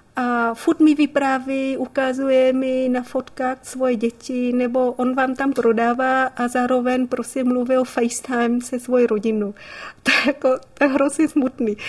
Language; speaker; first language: Czech; non-native, fluent; Vietnamese